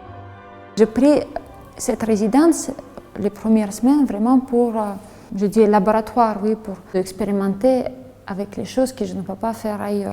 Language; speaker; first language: French; non-native, fluent; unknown